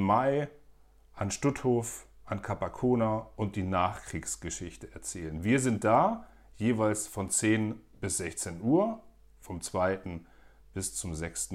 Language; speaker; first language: German; native; German